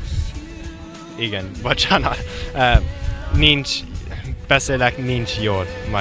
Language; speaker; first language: Hungarian; non-native, learner; English